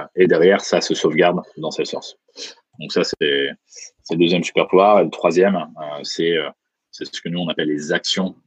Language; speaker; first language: French; native; French